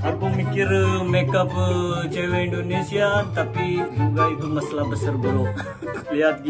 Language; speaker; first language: Indonesian; non-native, learner; Hindi